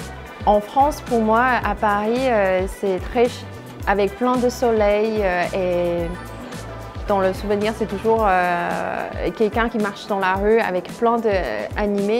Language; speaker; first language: French; non-native, fluent; Chinese